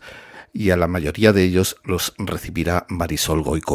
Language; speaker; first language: Spanish; native; Spanish